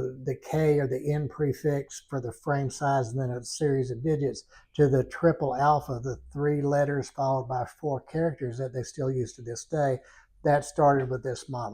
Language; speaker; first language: English; native; English